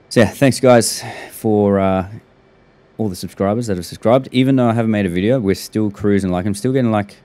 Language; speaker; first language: English; native; English